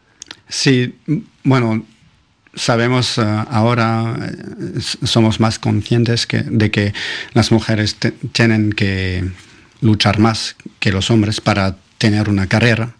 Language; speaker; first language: Spanish; non-native, fluent; French